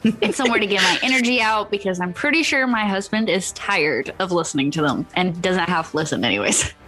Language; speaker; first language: English; native; English